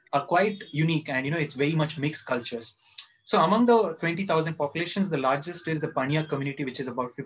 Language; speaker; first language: English; non-native, local second language; Kannada